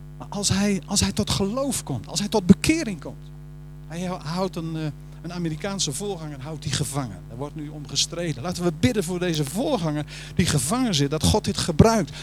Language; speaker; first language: Dutch; native; Dutch